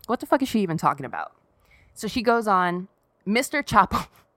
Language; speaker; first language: English; native; English